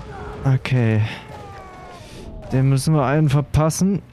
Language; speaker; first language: German; native; German